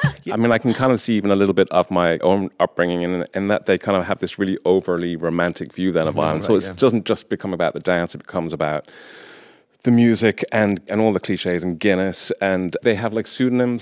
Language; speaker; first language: English; native; English